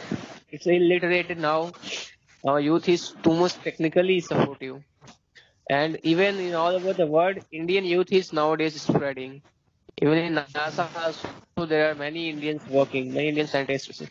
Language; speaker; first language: English; non-native, local second language; Hindi